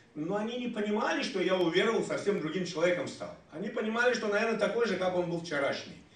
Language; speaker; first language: Russian; non-native, local second language; Ukrainian